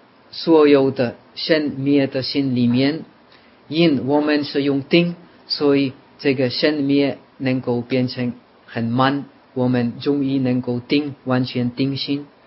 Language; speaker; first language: Chinese; non-native, fluent; Czech